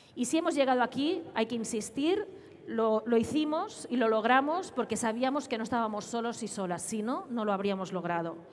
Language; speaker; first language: Spanish; native; Spanish